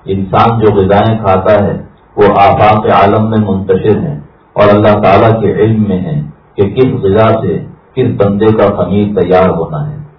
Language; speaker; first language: Urdu; native; Urdu